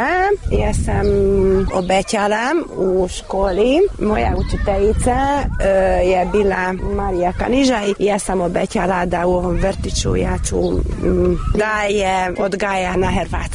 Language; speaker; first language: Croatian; non-native, local second language; Hungarian